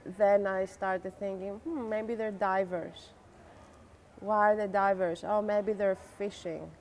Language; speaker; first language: English; non-native, fluent; Greek